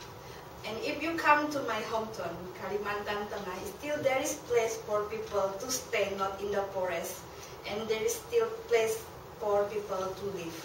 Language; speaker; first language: English; non-native, learner; Indonesian